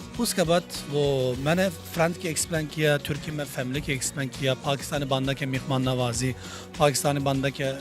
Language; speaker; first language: Hindi; non-native, learner; Turkish